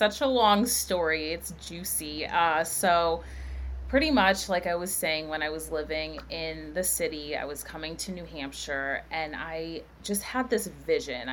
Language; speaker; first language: English; native; English